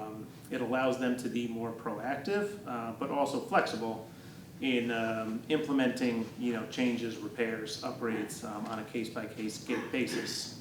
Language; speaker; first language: English; native; English